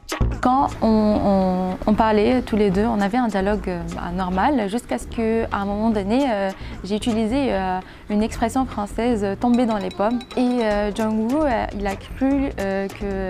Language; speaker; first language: French; non-native, local second language; Arabic